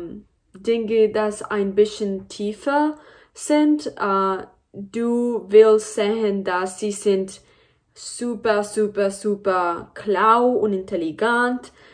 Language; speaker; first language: German; non-native, learner; Spanish